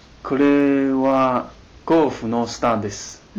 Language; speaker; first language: Japanese; non-native, learner; Chinese